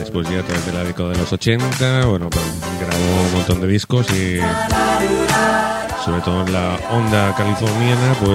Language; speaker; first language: Spanish; native; Spanish